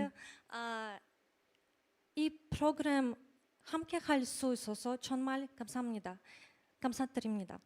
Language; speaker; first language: Korean; non-native, learner; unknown